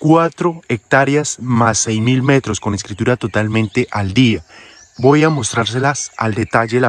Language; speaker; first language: Spanish; native; Spanish